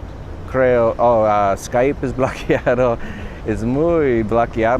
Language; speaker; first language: Spanish; non-native, learner; English